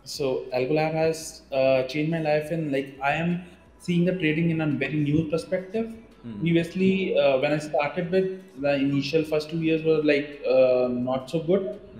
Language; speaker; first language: English; non-native, local second language; Hindi